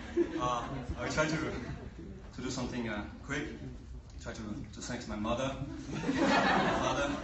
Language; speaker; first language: English; non-native, learner; French